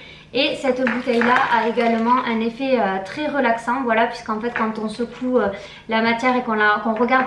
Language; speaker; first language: French; native; French